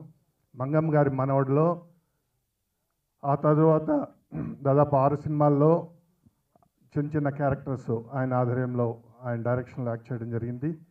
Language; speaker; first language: Telugu; native; Telugu